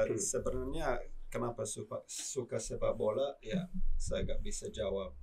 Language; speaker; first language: Indonesian; non-native, fluent; English